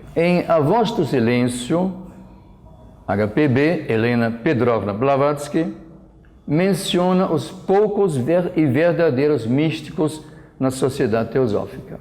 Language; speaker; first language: Portuguese; non-native, fluent; German